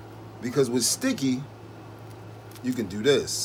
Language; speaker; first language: English; native; English